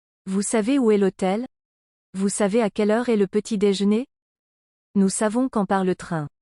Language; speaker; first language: French; non-native, learner; English